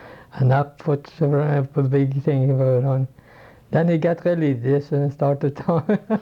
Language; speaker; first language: English; non-native, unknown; Swedish